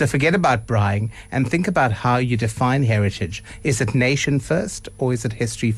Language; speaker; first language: English; native; English